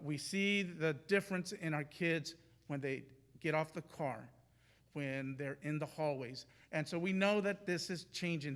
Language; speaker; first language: English; native; English